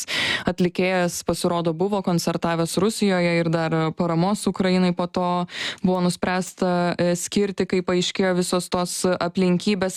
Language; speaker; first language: Lithuanian; native; Lithuanian